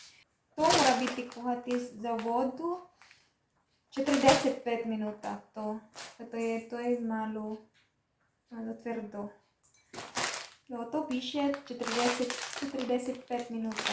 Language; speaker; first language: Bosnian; non-native, learner; Filipino